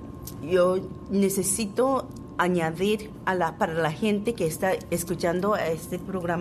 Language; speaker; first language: Spanish; non-native, fluent; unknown